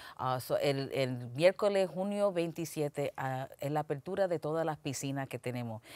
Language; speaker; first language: Spanish; early bilingual, heritage; Spanish